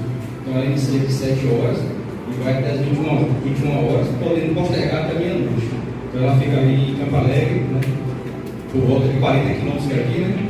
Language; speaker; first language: Portuguese; native; Portuguese